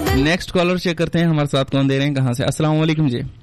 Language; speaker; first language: Hindi; non-native, local second language; Pashto